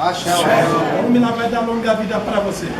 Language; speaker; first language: Portuguese; non-native, fluent; Yoruba